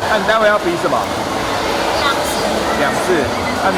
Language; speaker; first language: Chinese; native; Chinese